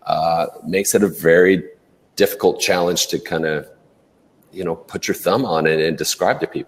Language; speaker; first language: English; native; English